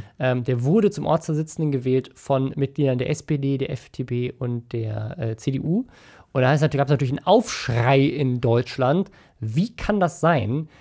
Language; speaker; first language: German; native; German